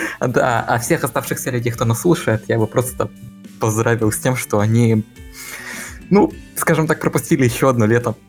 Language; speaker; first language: Russian; native; Russian